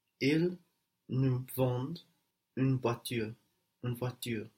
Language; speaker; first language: French; non-native, learner; English